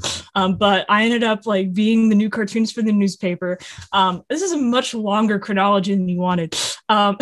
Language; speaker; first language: English; native; English